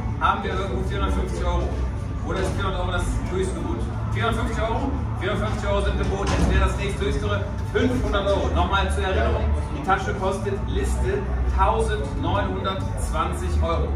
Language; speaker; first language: German; native; German